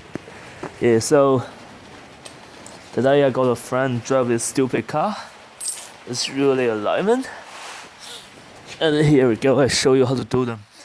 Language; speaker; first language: English; non-native, learner; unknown